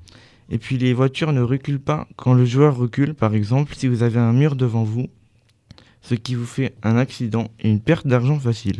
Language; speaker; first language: French; native; French